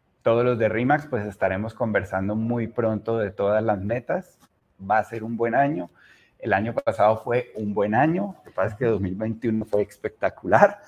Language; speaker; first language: Spanish; native; Spanish